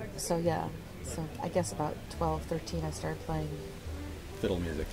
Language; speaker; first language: English; native; English